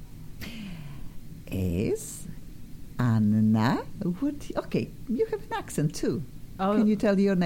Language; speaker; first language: English; non-native, fluent; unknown